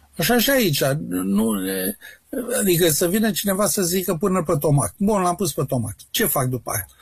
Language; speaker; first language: Romanian; native; Romanian